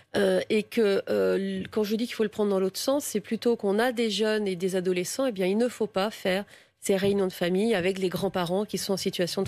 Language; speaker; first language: French; native; French